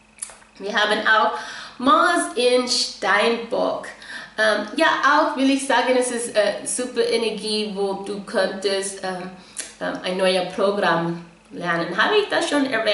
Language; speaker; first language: German; non-native, fluent; English